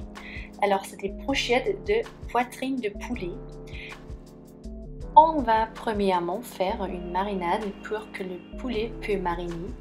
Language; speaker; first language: French; non-native, fluent; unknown